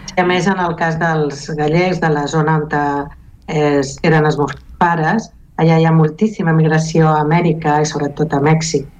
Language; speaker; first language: Catalan; non-native, local second language; Galician